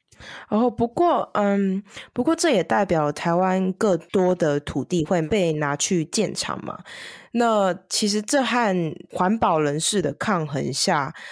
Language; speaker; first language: Chinese; native; Chinese